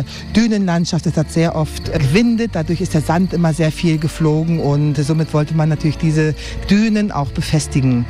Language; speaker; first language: German; native; German